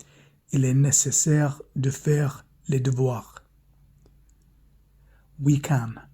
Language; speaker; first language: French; non-native, fluent; English